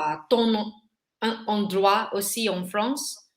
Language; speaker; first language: French; non-native, learner; Filipino